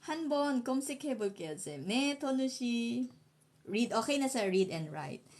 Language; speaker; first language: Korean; non-native, fluent; Filipino